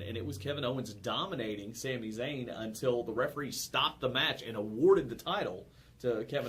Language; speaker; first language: English; native; English